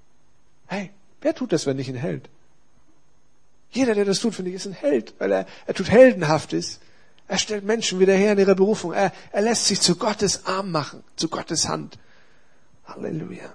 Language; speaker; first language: German; native; German